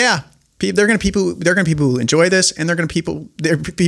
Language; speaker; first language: English; native; English